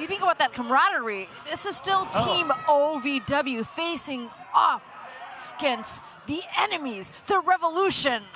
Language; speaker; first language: English; native; English